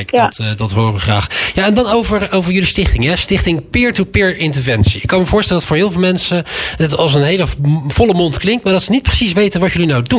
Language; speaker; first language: Dutch; native; Dutch